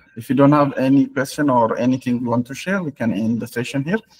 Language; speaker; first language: English; non-native, fluent; Amharic